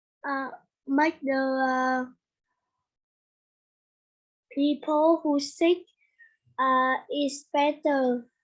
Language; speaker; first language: English; non-native, learner; Vietnamese